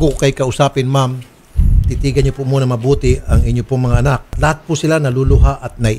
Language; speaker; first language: Filipino; native; Filipino